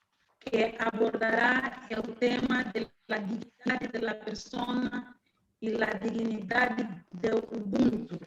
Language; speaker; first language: Spanish; non-native, fluent; Portuguese